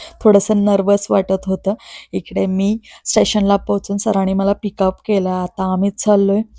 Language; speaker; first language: Marathi; native; Marathi